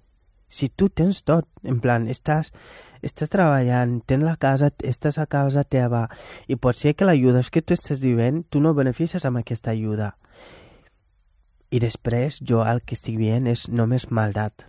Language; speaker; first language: Catalan; non-native, fluent; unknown